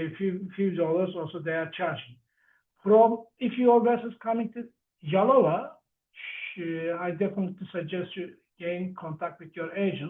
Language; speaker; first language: English; non-native, learner; Turkish